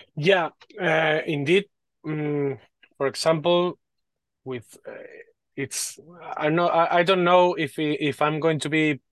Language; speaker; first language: English; non-native, learner; Spanish